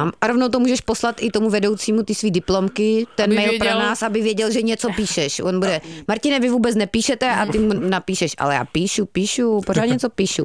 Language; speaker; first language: Czech; native; Czech